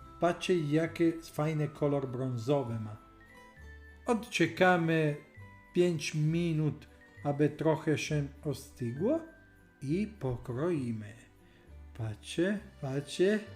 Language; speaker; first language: Polish; non-native, learner; Italian